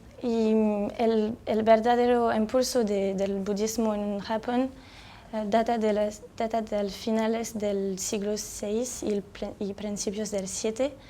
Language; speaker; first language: Spanish; non-native, fluent; French